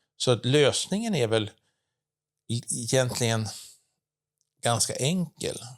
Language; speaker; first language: Swedish; native; Swedish